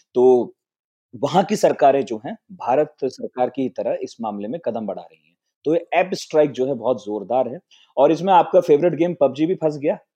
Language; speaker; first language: Hindi; native; Hindi